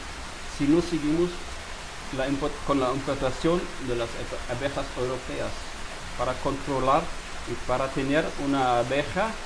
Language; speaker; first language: Spanish; non-native, fluent; German